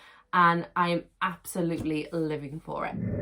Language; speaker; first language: English; native; English